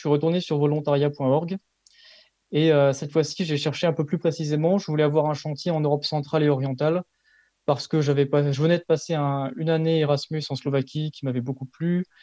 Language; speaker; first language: French; native; French